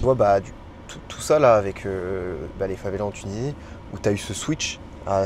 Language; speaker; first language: French; native; French